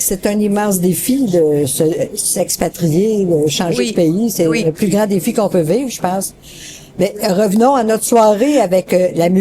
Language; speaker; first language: French; native; French